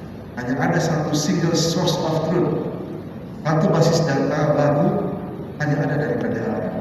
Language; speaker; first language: Indonesian; native; Indonesian